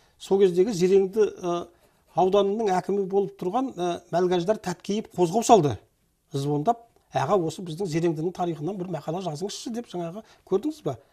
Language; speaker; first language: Kazakh; native; Kazakh